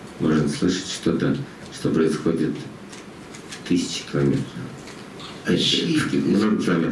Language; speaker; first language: Russian; native; Russian